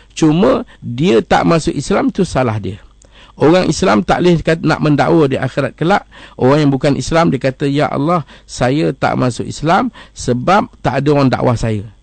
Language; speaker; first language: Malay; native; Malay